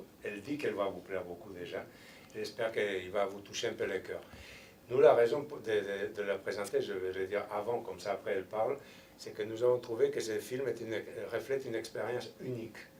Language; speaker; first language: French; non-native, fluent; Spanish